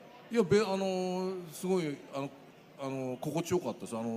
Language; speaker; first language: Japanese; native; Japanese